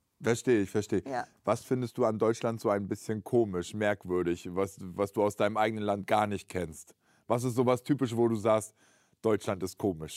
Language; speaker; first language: German; native; German